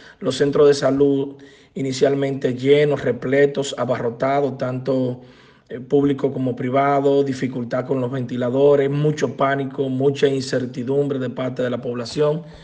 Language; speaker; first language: Spanish; native; Spanish